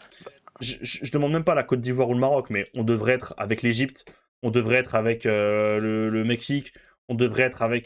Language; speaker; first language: French; native; French